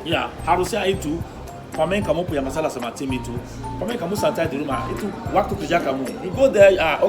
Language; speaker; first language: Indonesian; non-native, fluent; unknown